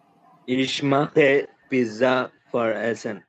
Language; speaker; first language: German; non-native, learner; Bangla